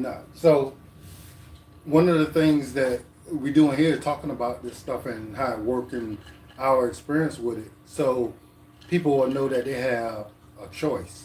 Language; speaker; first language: English; native; English